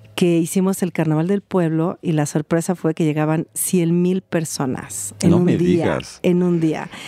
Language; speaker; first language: Spanish; native; Spanish